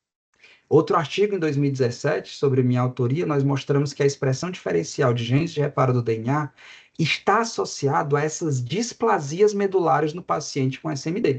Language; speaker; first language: Portuguese; native; Portuguese